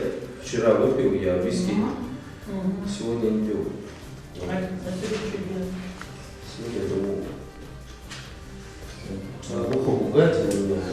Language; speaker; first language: Russian; non-native, local second language; Kyrgyz